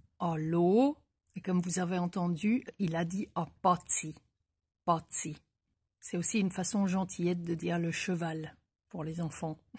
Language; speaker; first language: French; native; French